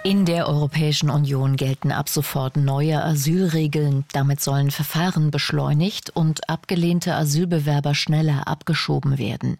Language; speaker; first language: German; native; German